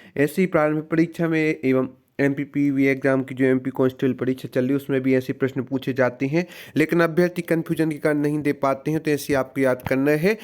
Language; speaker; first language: Hindi; native; Hindi